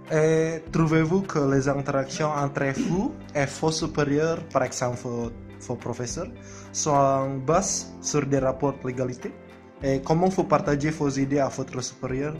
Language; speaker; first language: French; non-native, learner; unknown